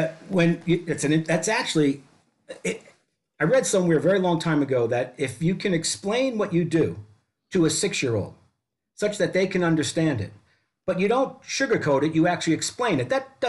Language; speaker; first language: English; native; English